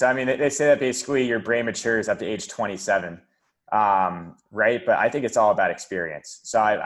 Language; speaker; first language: English; native; English